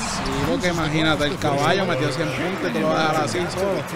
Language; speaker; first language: Spanish; native; Spanish